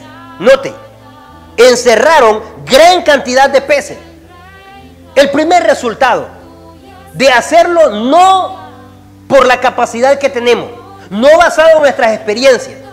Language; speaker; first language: Spanish; native; Spanish